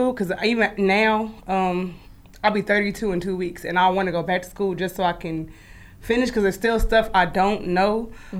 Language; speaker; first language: English; native; English